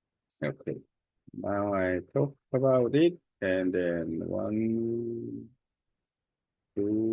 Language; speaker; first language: English; non-native, learner; Korean